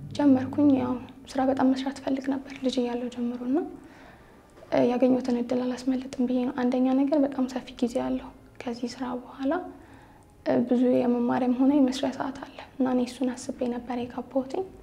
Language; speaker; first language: Amharic; native; Amharic